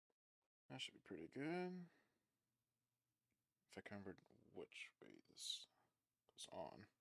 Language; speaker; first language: English; native; English